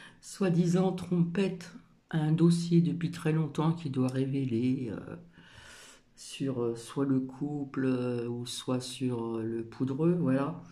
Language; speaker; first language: French; native; French